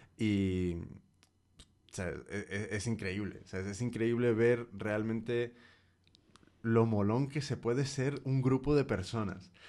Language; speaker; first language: Spanish; early bilingual, heritage; Spanish